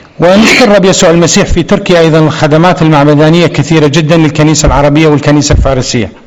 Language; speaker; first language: Arabic; non-native, fluent; Persian